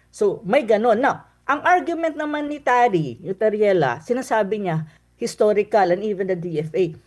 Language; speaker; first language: Filipino; non-native, local second language; Cebuano